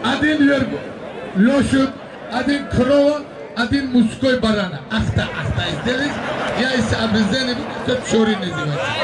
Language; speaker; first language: Russian; non-native, learner; Tajik